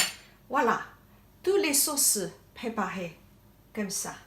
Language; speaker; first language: French; non-native, learner; Thai